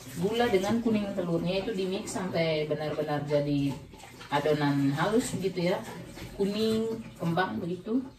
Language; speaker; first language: Indonesian; non-native, local second language; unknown